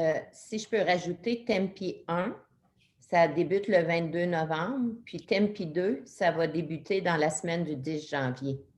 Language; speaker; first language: French; native; French